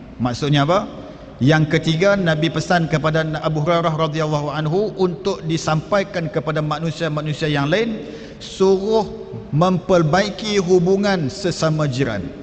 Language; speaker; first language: Malay; native; Malay